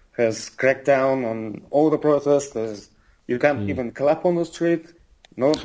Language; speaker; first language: English; non-native, fluent; Russian